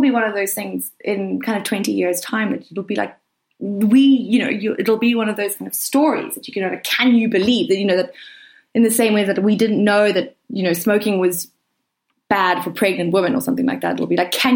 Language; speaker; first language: English; native; English